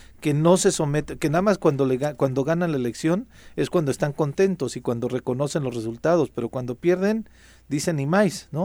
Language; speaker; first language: Spanish; native; Spanish